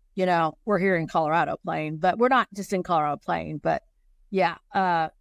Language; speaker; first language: English; native; English